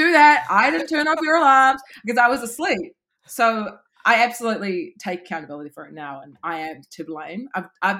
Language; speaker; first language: English; native; English